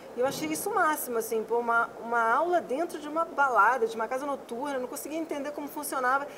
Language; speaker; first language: Portuguese; non-native, fluent; Spanish